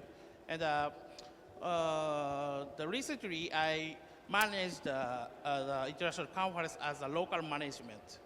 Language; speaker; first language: English; non-native, learner; Japanese